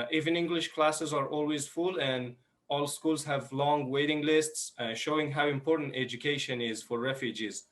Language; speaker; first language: English; non-native, fluent; Persian